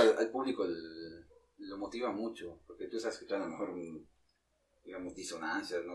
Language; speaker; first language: Spanish; native; Spanish